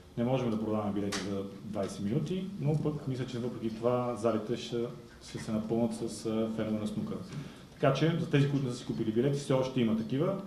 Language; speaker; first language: Bulgarian; native; Bulgarian